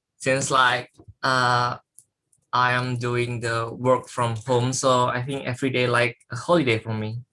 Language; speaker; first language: English; non-native, learner; Indonesian